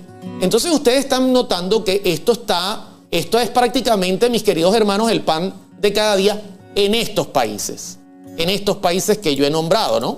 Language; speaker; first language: Spanish; native; Spanish